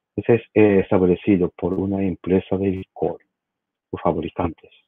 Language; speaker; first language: Spanish; non-native, learner; Japanese